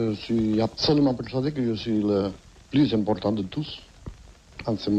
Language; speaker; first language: French; non-native, fluent; Catalan